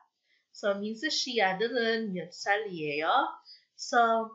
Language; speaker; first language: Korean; non-native, fluent; Filipino